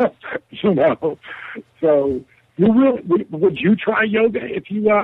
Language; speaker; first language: English; native; English